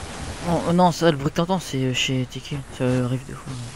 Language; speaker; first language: French; native; French